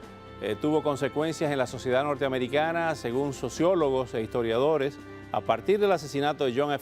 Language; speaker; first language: Spanish; native; Spanish